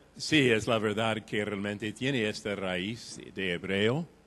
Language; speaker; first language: Spanish; non-native, fluent; English